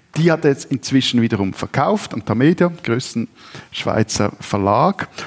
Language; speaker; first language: German; native; German